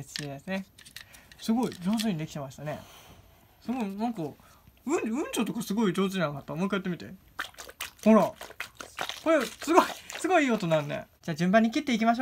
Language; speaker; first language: Japanese; native; Japanese